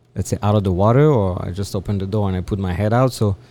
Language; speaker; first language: English; non-native, fluent; French